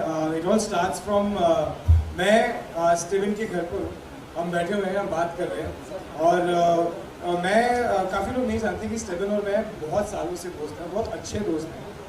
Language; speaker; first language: Hindi; native; Hindi